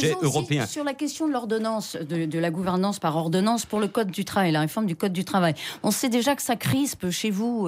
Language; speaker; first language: French; native; French